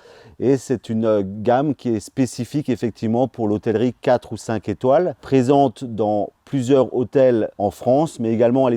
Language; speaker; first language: French; native; French